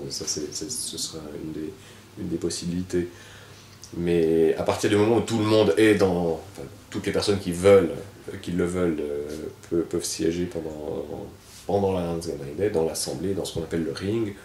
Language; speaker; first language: French; native; French